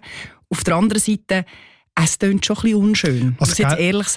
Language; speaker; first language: German; native; German